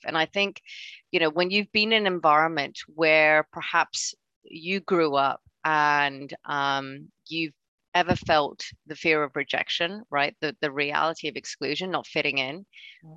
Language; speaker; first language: English; non-native, local second language; Cantonese